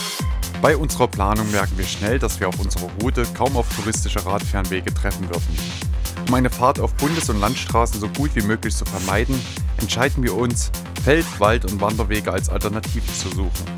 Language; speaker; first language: German; native; German